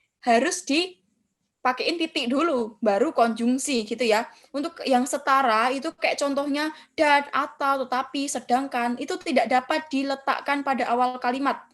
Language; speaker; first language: Indonesian; non-native, local second language; Javanese